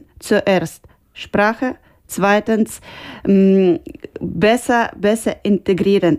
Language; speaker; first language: German; non-native, learner; Ukrainian